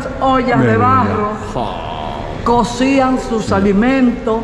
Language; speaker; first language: Spanish; native; Spanish